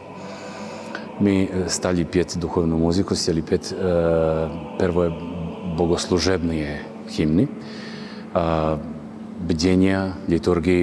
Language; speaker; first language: Russian; non-native, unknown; Serbian